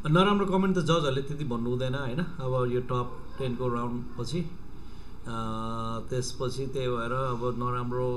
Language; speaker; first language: Nepali; native; Nepali